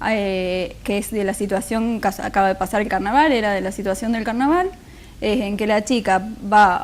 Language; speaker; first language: Spanish; native; Spanish